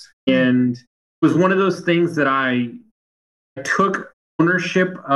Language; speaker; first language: English; native; English